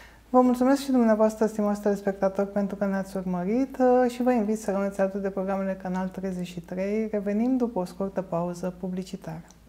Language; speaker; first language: Romanian; native; Romanian